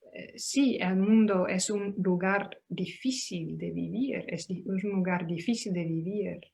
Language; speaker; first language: Spanish; non-native, fluent; Dutch